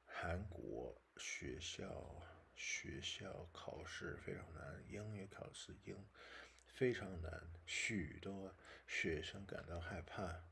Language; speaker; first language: Chinese; non-native, learner; English